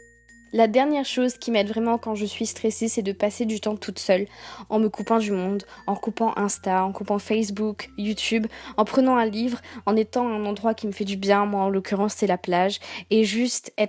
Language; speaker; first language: French; native; French